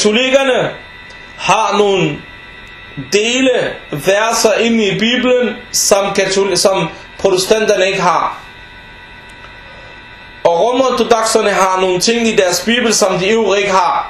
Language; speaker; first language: Danish; non-native, fluent; Arabic